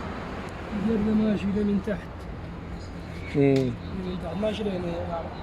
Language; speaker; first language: Arabic; non-native, learner; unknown